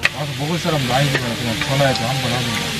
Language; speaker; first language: Korean; native; Korean